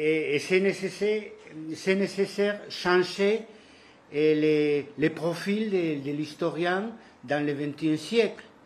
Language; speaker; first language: French; non-native, fluent; Spanish